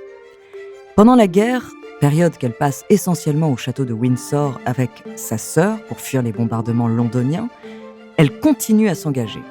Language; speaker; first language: French; native; French